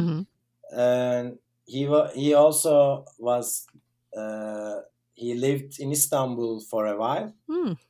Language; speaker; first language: English; non-native, fluent; Turkish